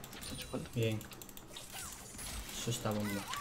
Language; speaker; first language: Spanish; native; Spanish